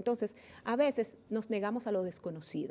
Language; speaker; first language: Spanish; native; Spanish